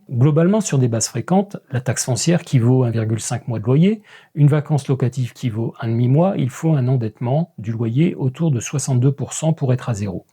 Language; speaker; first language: French; native; French